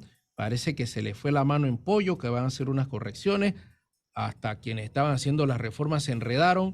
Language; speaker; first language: Spanish; native; Spanish